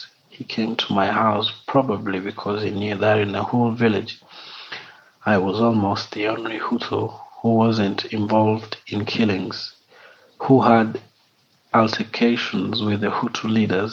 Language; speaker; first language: English; non-native, local second language; Kinyarwanda